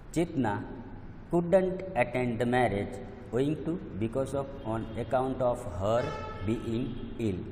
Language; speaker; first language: English; non-native, local second language; Gujarati